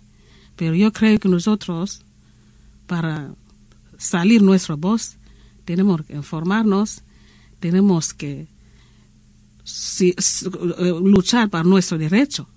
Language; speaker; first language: Spanish; non-native, learner; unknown